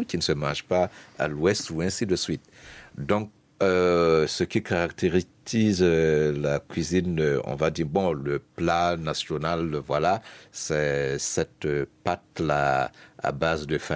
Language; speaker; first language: French; non-native, local second language; Mossi